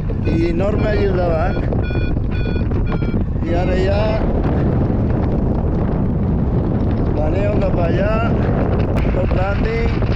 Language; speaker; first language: Catalan; native; Catalan